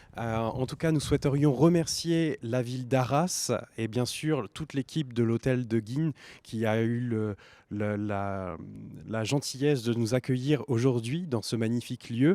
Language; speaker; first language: French; native; French